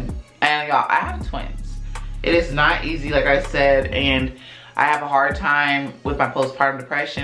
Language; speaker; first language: English; native; English